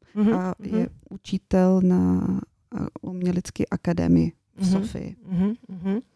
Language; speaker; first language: Czech; non-native, fluent; Bulgarian